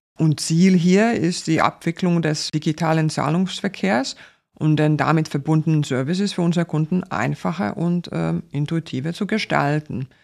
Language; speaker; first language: German; non-native, fluent; Finnish